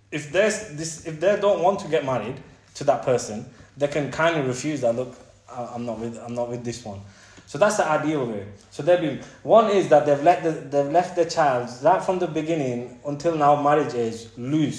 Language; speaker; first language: English; native; English